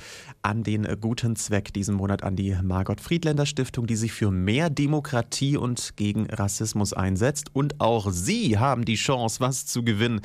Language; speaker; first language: German; native; German